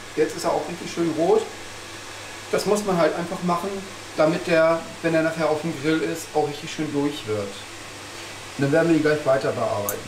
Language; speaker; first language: German; native; German